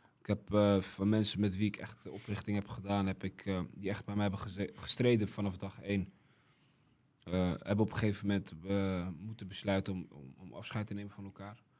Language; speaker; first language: Dutch; early bilingual, other home language; Riffian